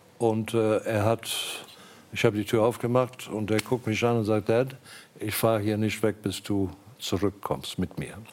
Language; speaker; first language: German; non-native, fluent; English